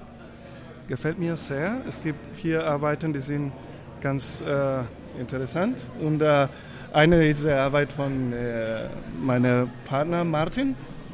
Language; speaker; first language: German; non-native, fluent; Spanish